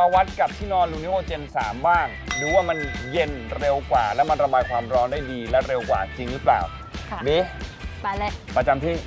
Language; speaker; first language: Thai; native; Thai